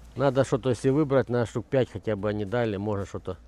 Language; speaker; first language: Russian; non-native, local second language; Ukrainian